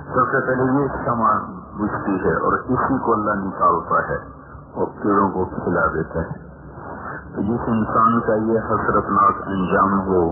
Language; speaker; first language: Urdu; non-native, local second language; Punjabi